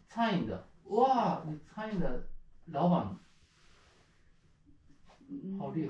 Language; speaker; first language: Chinese; non-native, learner; Japanese